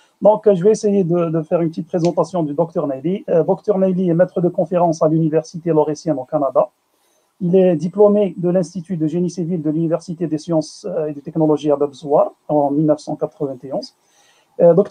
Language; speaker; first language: French; non-native, local second language; Arabic